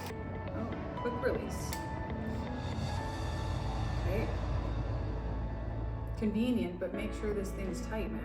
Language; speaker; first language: English; native; English